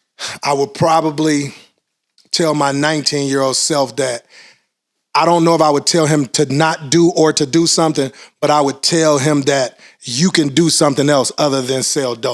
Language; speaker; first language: English; native; English